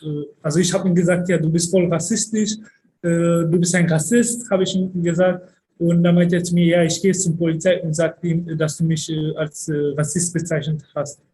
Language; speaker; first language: German; early bilingual, other home language; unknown